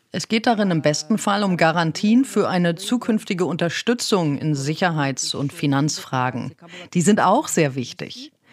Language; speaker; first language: German; non-native, fluent; Ukrainian